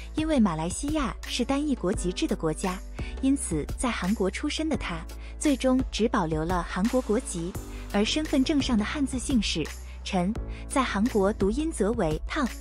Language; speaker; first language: Chinese; native; Chinese